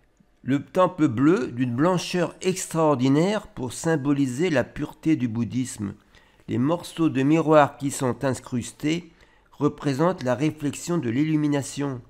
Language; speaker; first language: French; native; French